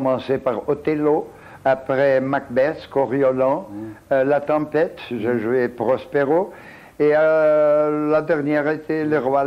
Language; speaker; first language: French; non-native, fluent; Portuguese